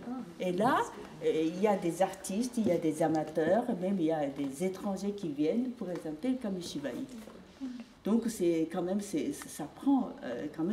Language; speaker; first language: French; non-native, fluent; Japanese